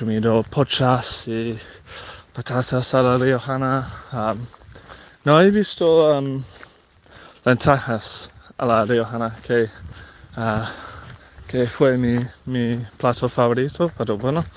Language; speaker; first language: Spanish; non-native, fluent; English